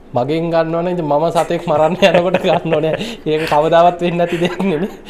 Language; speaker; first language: Sinhala; native; Sinhala